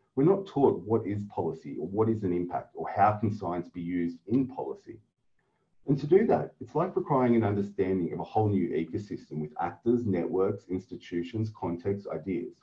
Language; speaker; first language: English; native; English